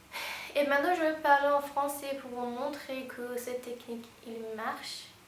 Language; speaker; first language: French; non-native, fluent; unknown